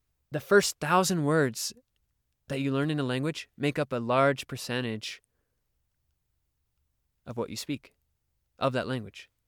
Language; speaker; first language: English; native; English